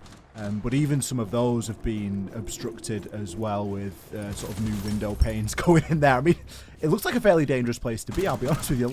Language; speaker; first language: English; native; English